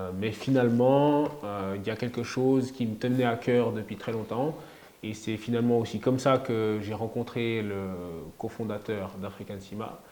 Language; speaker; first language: French; native; French